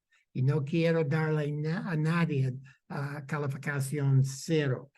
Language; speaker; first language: Spanish; non-native, fluent; English